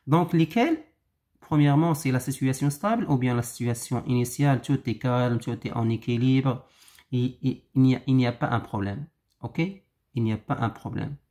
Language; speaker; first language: French; non-native, local second language; Arabic